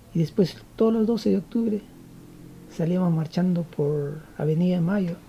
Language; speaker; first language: Spanish; native; Spanish